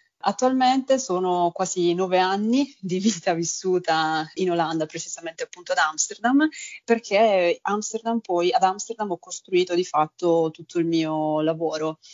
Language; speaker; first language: Italian; native; Italian